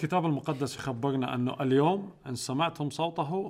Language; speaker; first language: Arabic; native; Arabic